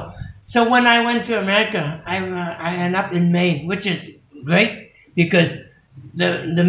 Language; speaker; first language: English; non-native, fluent; Vietnamese